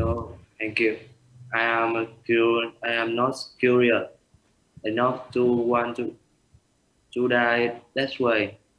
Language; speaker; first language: English; non-native, learner; Vietnamese